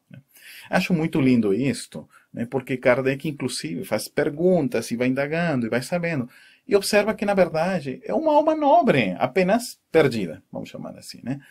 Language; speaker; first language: Portuguese; non-native, fluent; Spanish